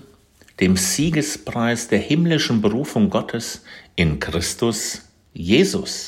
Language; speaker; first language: German; native; German